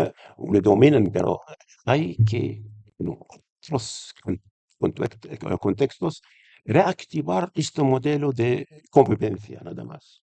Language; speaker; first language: Spanish; non-native, fluent; Arabic